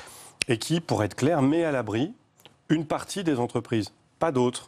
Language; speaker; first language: French; native; French